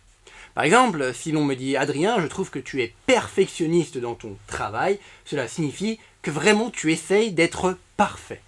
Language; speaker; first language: French; native; French